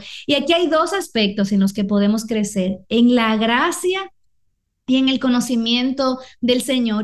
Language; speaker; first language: Spanish; native; Spanish